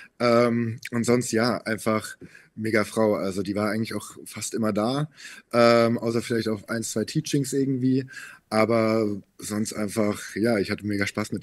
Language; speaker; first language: German; native; German